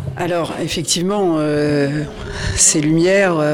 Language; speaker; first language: French; native; French